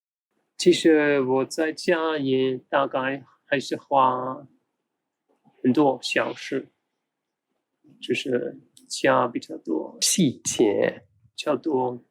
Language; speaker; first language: Chinese; non-native, fluent; German